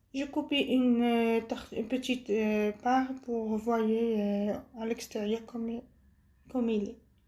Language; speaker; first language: French; non-native, fluent; Arabic